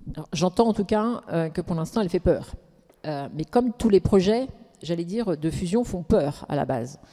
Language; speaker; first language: French; native; French